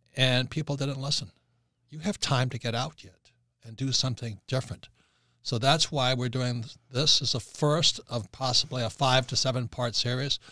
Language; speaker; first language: English; native; English